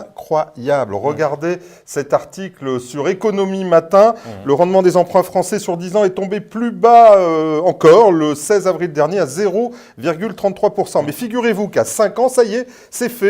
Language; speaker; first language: French; native; French